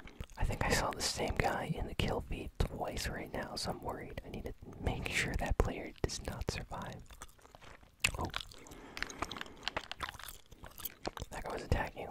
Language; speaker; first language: English; native; English